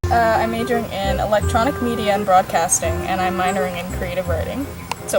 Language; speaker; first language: English; native; English